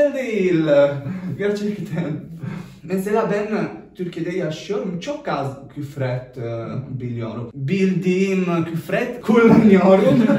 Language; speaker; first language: Turkish; non-native, learner; Italian